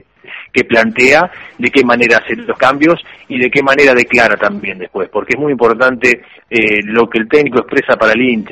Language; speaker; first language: Spanish; native; Spanish